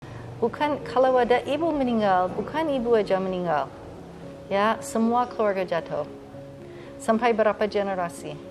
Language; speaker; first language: Indonesian; non-native, fluent; English